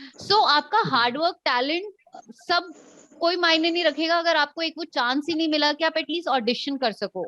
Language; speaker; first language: Hindi; native; Hindi